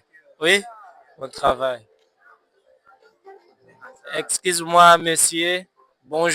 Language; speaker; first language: French; non-native, fluent; Portuguese